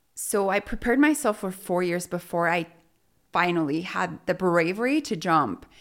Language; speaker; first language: English; early bilingual, other home language; Spanish